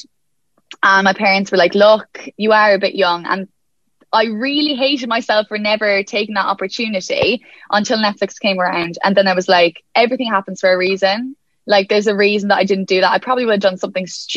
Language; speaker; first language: English; native; English